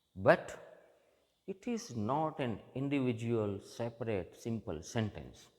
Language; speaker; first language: English; non-native, local second language; Gujarati